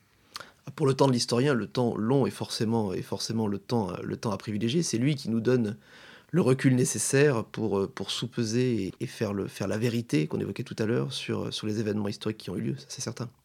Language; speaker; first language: French; native; French